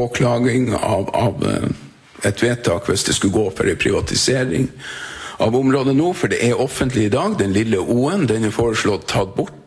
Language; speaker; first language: Norwegian; native; Norwegian